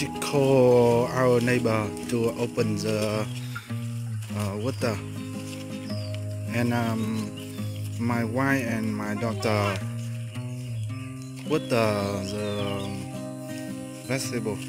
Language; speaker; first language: English; non-native, learner; Vietnamese